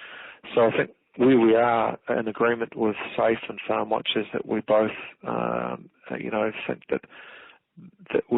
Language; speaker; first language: English; native; English